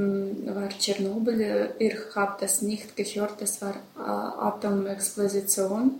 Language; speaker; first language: German; non-native, learner; Russian